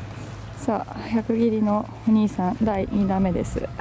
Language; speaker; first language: Japanese; native; Japanese